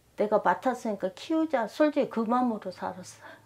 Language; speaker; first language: Korean; native; Korean